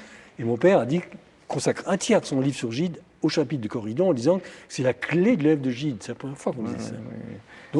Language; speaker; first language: French; native; French